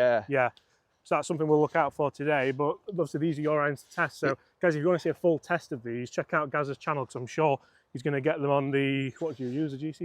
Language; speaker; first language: English; native; English